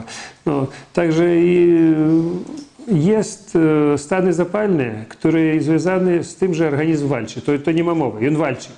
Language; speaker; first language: Polish; non-native, fluent; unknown